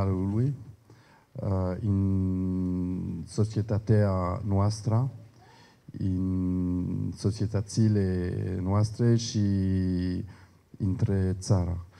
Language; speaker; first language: Romanian; non-native, learner; French